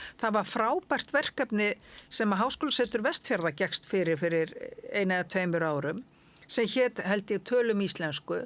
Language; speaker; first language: Icelandic; native; Icelandic